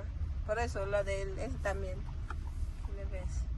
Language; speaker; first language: Spanish; non-native, learner; Filipino